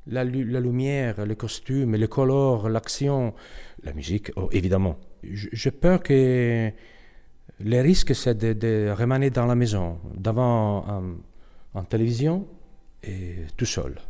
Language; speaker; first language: French; non-native, fluent; Italian